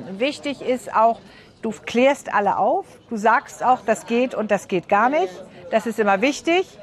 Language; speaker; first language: German; native; German